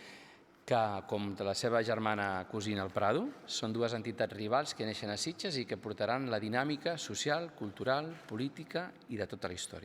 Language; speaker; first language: Catalan; native; Catalan